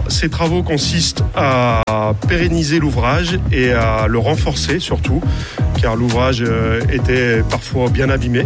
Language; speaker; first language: French; native; French